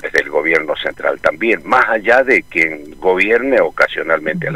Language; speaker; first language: Spanish; native; Spanish